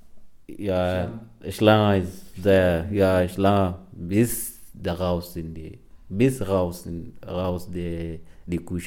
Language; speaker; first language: German; non-native, learner; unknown